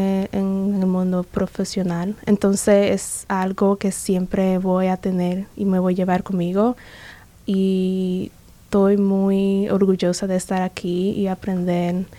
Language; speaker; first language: Spanish; early bilingual, other home language; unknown